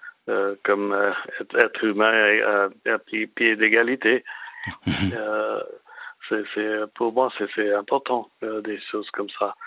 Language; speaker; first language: French; non-native, fluent; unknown